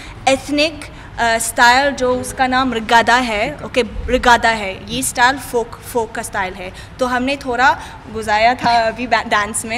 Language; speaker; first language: Hindi; non-native, learner; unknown